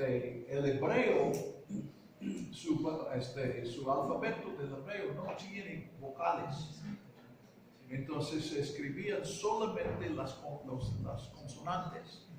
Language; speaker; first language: Spanish; non-native, fluent; English